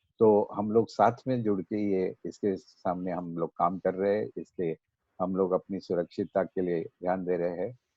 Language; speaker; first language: Hindi; non-native, local second language; Marathi